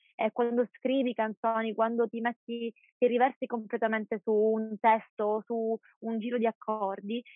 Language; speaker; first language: Italian; native; Italian